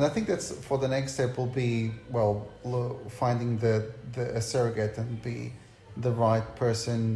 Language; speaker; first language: English; non-native, fluent; Portuguese